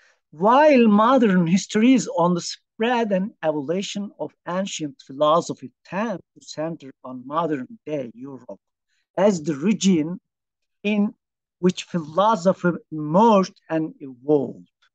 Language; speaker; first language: English; non-native, fluent; Turkish